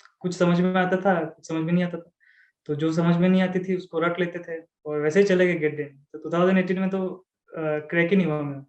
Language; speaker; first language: Hindi; non-native, local second language; Assamese